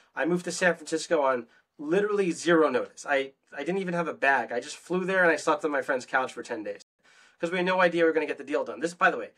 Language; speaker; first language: English; native; English